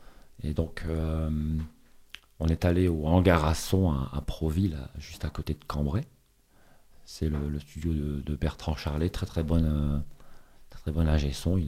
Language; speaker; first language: French; native; French